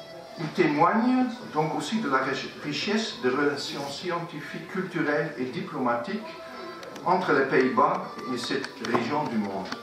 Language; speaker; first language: French; non-native, fluent; Dutch